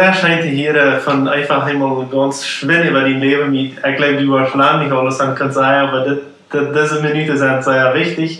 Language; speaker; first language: German; non-native, learner; Plautdietsch